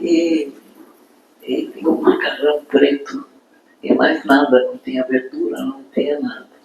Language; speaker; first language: Portuguese; non-native, fluent; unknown